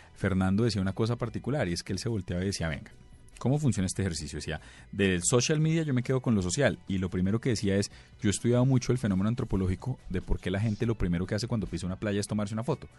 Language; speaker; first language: Spanish; native; Spanish